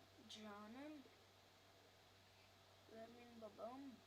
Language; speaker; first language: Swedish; early bilingual, other home language; Turkish